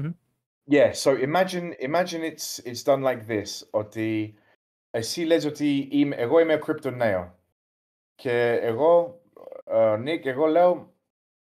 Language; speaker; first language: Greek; early bilingual, heritage; English